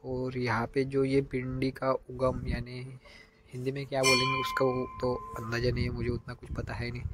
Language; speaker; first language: Hindi; non-native, local second language; Marathi